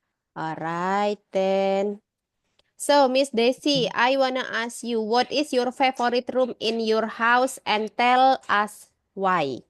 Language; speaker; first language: English; non-native, learner; Indonesian